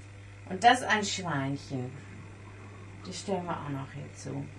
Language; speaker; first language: German; native; German